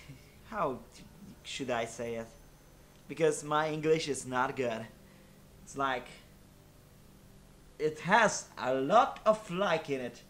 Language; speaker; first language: English; non-native, fluent; Polish